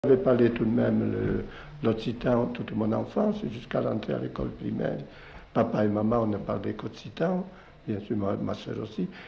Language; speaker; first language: French; non-native, local second language; Occitan